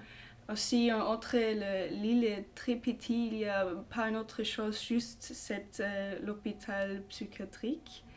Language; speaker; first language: French; non-native, learner; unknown